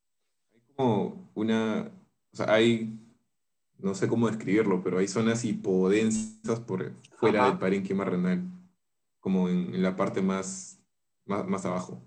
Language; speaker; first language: Spanish; native; Spanish